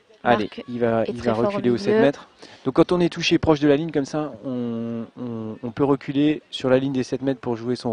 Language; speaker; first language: French; native; French